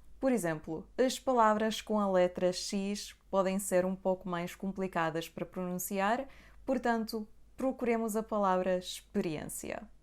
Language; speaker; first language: Portuguese; native; Portuguese